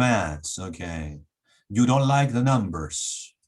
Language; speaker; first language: English; non-native, fluent; Spanish